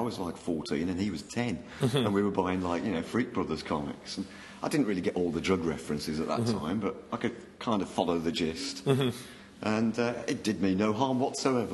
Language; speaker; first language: English; native; English